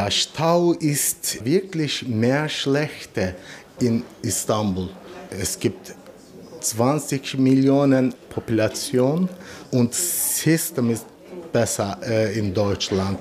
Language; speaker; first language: German; non-native, learner; Turkish